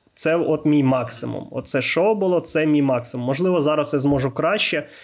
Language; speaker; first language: Ukrainian; non-native, local second language; Russian